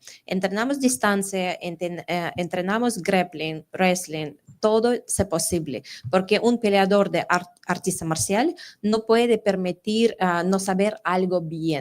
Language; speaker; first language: Spanish; non-native, fluent; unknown